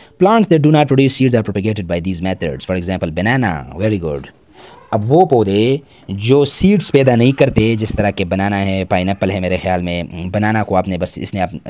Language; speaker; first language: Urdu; non-native, local second language; Pashto